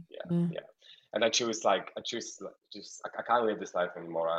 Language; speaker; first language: English; non-native, fluent; Polish